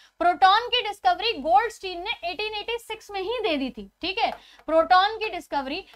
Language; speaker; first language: Hindi; native; Hindi